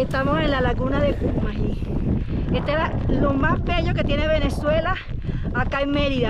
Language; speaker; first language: Spanish; native; Spanish